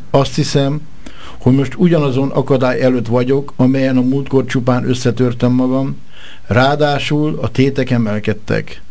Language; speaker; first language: Hungarian; native; Hungarian